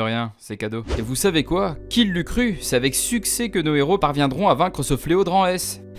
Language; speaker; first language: French; native; French